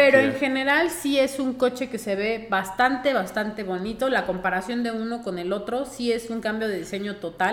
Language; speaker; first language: Spanish; native; Spanish